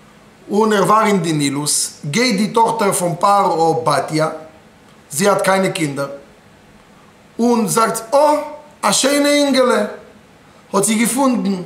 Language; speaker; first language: German; non-native, fluent; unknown